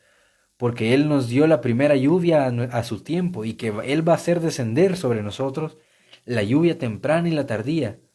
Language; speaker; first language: Spanish; native; Spanish